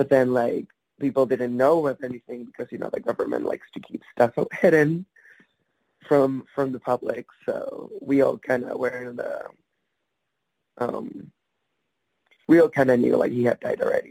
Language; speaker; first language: English; non-native, fluent; Spanish